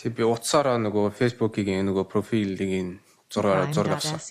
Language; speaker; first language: Mongolian; early bilingual, heritage; Mongolian